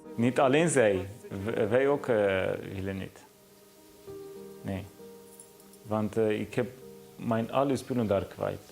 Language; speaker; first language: Dutch; non-native, learner; Arabic